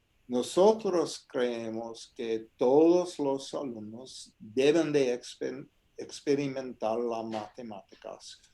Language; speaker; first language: Spanish; non-native, fluent; English